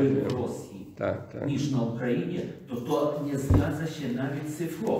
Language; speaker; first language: Polish; non-native, fluent; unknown